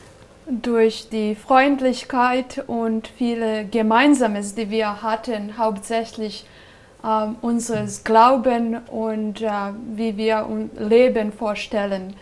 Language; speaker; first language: German; non-native, fluent; Serbian